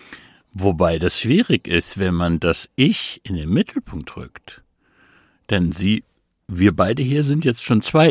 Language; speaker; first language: German; native; German